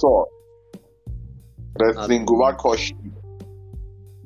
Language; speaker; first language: Japanese; non-native, learner; Persian